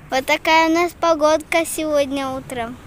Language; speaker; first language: Russian; early bilingual, heritage; Russian